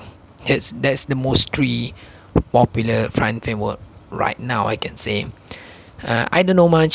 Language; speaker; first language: English; non-native, local second language; Malay